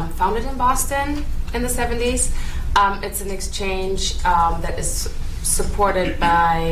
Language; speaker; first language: English; non-native, fluent; German